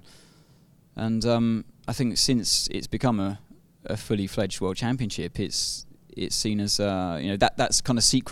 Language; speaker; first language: English; native; English